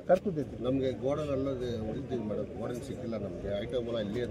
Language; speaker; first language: Kannada; non-native, local second language; Urdu